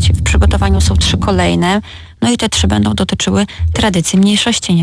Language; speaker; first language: Polish; native; Polish